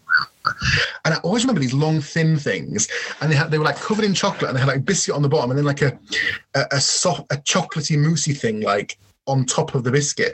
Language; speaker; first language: English; native; English